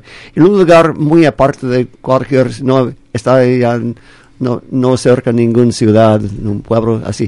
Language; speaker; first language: Spanish; non-native, fluent; English